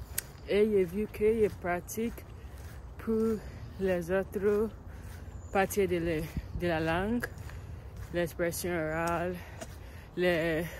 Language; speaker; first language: French; non-native, learner; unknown